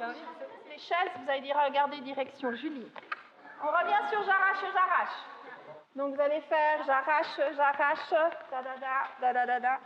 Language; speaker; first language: French; native; French